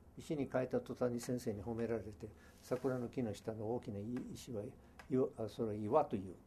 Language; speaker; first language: Japanese; early bilingual, heritage; Japanese